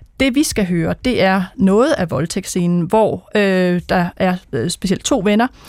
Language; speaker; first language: Danish; native; Danish